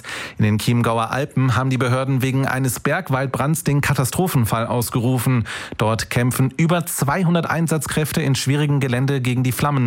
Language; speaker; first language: German; native; German